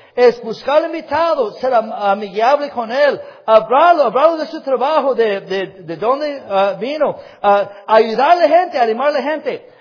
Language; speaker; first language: Spanish; non-native, fluent; English